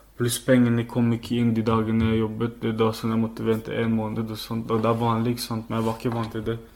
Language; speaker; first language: Norwegian; early bilingual, other home language; Filipino